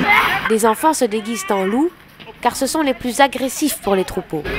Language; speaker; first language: French; native; French